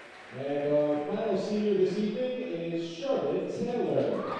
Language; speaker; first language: English; native; English